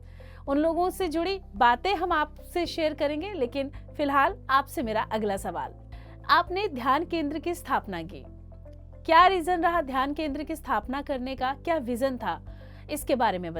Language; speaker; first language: Hindi; native; Hindi